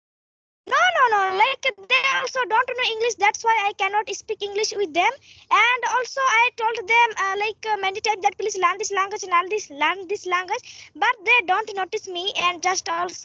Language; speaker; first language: English; non-native, learner; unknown